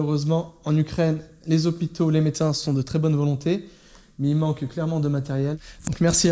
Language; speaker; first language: French; native; French